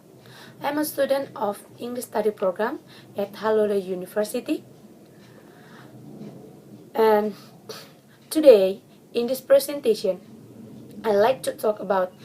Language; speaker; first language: English; non-native, learner; Indonesian